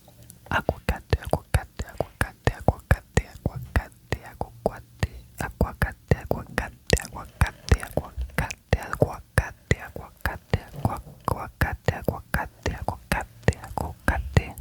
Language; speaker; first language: Spanish; non-native, learner; French